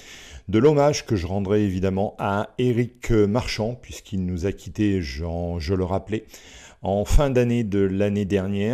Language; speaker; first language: French; native; French